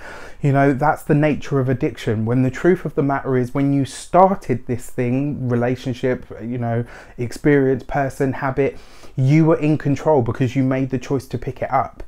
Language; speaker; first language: English; native; English